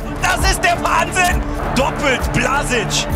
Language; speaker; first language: German; native; German